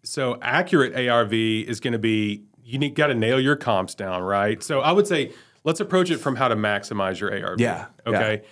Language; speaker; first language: English; native; English